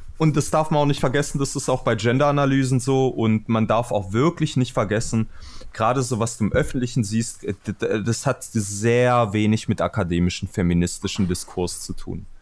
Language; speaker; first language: German; early bilingual, other home language; Albanian